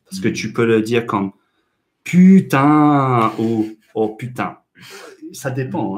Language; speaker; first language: French; non-native, fluent; English